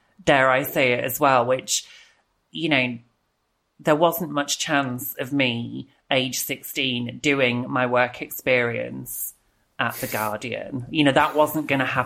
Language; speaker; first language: English; native; English